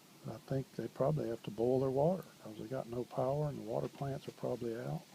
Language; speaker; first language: English; native; English